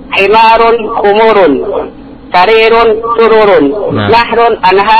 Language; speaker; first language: Arabic; non-native, learner; Indonesian